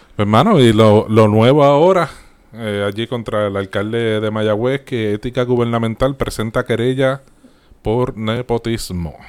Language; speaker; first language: Spanish; native; Spanish